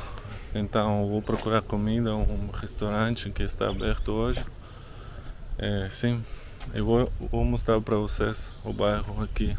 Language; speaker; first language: Portuguese; non-native, learner; Russian